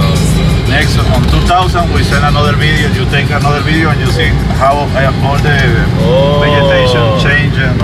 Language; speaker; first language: English; non-native, learner; Spanish